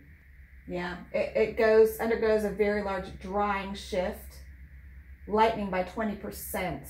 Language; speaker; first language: English; native; English